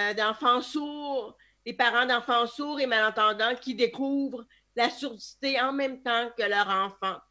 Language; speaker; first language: French; native; French